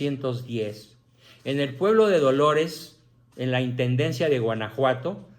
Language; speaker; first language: Spanish; native; Spanish